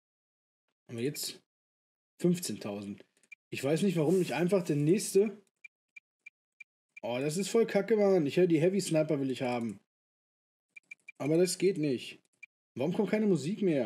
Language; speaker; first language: German; native; German